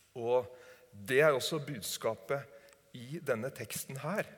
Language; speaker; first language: Norwegian; native; Norwegian